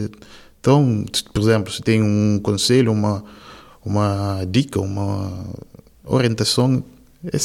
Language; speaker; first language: Portuguese; non-native, local second language; Kabuverdianu